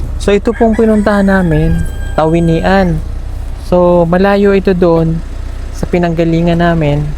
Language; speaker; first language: Filipino; native; Filipino